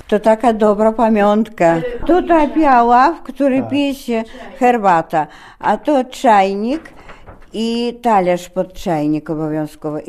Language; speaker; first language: Polish; early bilingual, heritage; Polish